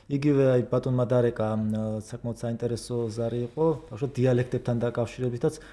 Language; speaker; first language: Georgian; non-native, local second language; Kurdish